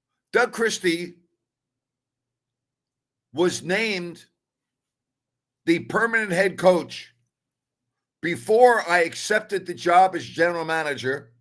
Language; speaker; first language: English; native; English